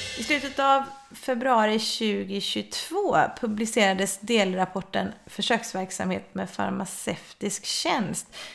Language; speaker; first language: Swedish; native; Swedish